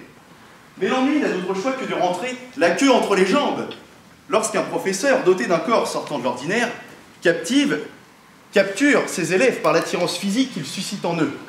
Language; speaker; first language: French; native; French